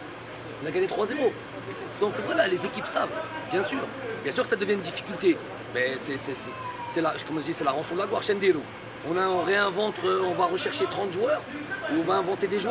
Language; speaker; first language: French; native; French